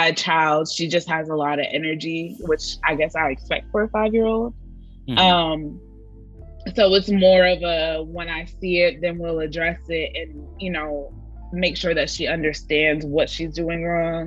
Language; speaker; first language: English; native; English